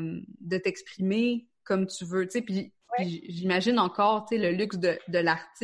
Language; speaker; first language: French; native; French